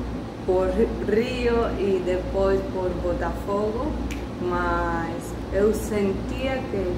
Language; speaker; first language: Portuguese; non-native, learner; Spanish